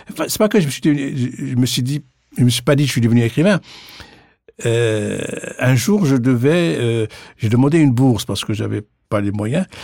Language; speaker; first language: French; non-native, local second language; Arabic